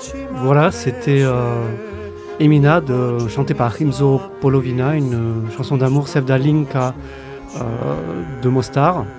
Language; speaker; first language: French; native; French